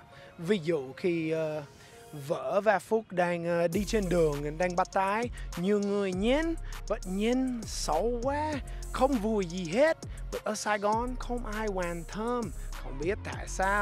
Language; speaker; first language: Vietnamese; non-native, fluent; English